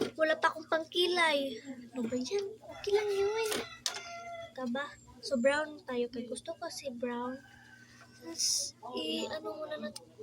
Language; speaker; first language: Filipino; non-native, local second language; Cebuano